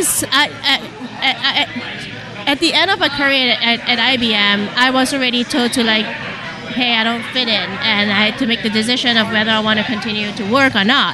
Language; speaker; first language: English; non-native, local second language; Cantonese